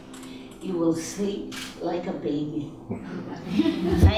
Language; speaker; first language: English; native; English